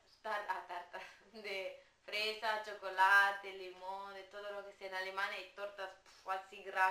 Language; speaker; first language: Spanish; non-native, fluent; Italian